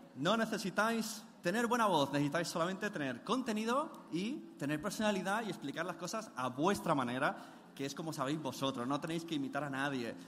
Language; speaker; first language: Spanish; native; Spanish